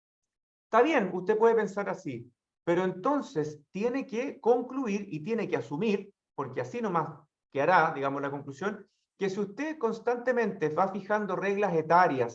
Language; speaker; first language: Spanish; native; Spanish